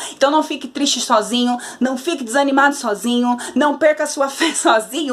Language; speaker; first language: Portuguese; native; Portuguese